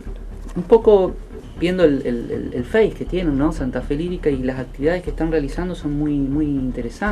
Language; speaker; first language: Spanish; native; Spanish